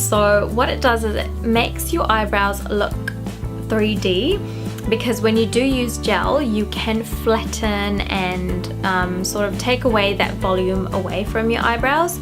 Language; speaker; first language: English; non-native, local second language; Sinhala